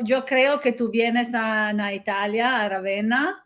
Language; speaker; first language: Spanish; non-native, learner; Italian